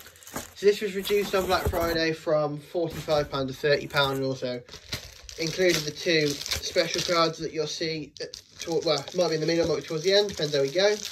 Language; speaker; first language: English; native; English